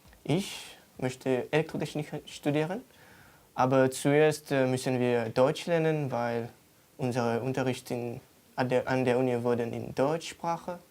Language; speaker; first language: German; non-native, learner; Morisyen